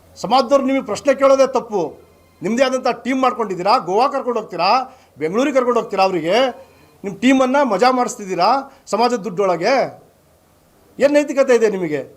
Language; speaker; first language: Kannada; non-native, local second language; Lambadi